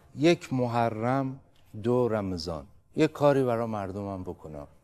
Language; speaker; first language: Persian; native; Persian